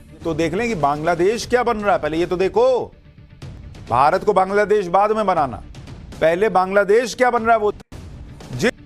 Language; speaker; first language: Hindi; native; Hindi